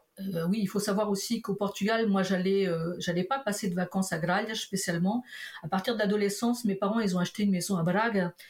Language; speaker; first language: French; early bilingual, other home language; Portuguese